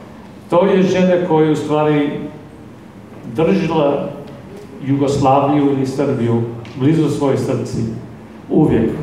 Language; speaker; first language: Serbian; non-native, fluent; English